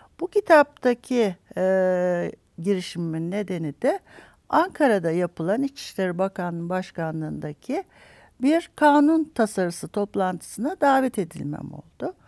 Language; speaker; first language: Turkish; native; Turkish